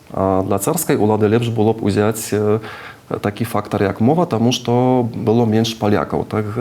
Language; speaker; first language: Belarusian; non-native, fluent; Czech